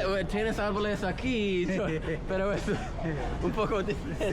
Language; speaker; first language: Spanish; non-native, learner; English